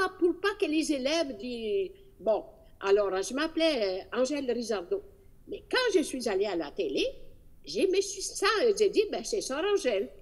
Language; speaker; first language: French; non-native, fluent; Italian